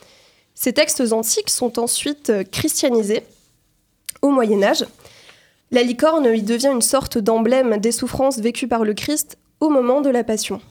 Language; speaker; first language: French; native; French